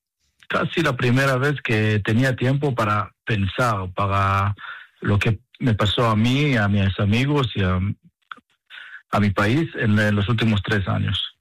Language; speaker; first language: Spanish; early bilingual, heritage; Spanish